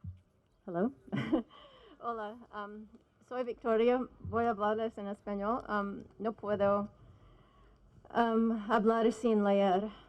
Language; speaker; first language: Spanish; non-native, fluent; English